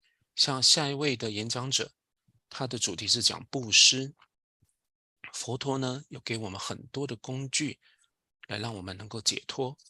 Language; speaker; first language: Chinese; native; Chinese